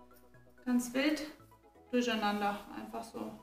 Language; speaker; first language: German; native; German